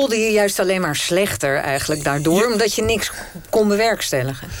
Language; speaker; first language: Dutch; native; Dutch